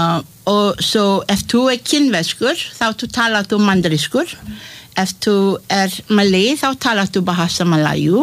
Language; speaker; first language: Icelandic; non-native, learner; Malay